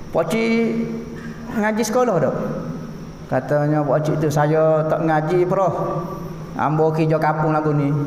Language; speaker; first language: Malay; native; Malay